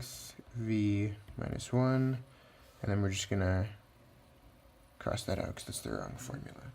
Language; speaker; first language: English; native; English